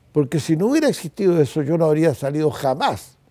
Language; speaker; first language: Spanish; native; Spanish